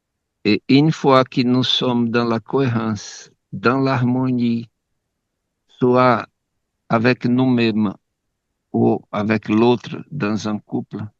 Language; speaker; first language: French; non-native, fluent; Portuguese